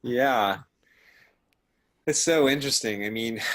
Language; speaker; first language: English; native; English